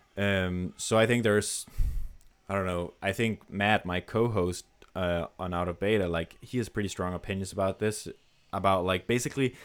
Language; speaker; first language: English; non-native, fluent; Danish